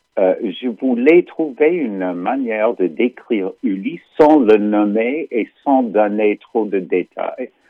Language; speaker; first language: French; non-native, fluent; English